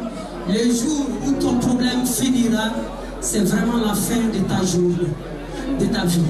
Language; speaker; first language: French; non-native, local second language; Bambara